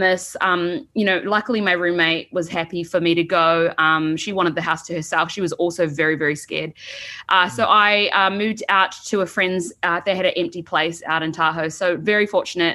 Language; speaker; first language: English; native; English